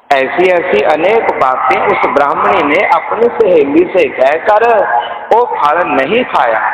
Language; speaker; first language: Hindi; non-native, local second language; Punjabi